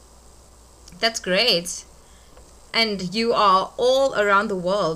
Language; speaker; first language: English; native; English